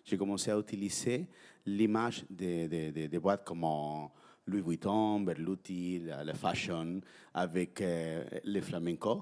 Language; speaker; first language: French; non-native, fluent; Spanish